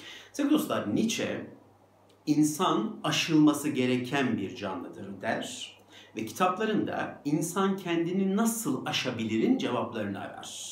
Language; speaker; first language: Turkish; native; Turkish